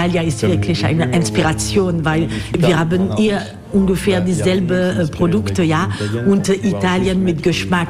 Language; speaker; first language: German; non-native, learner; French